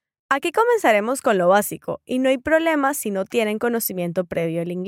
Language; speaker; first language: Spanish; native; Spanish